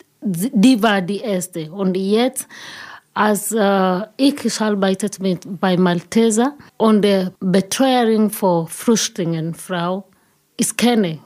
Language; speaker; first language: German; non-native, learner; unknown